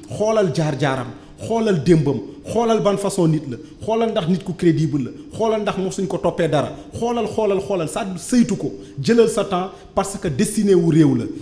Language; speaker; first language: Wolof; non-native, local second language; Fula